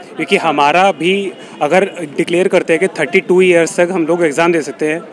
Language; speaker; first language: Hindi; native; Hindi